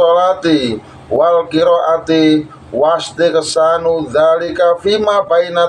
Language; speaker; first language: Arabic; non-native, fluent; Indonesian